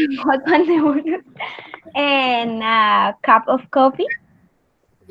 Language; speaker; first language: English; non-native, learner; Spanish